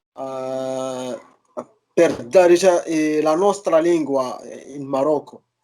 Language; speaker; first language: Italian; non-native, learner; Arabic